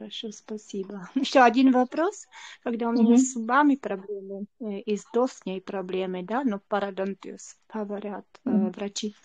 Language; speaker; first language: Russian; non-native, fluent; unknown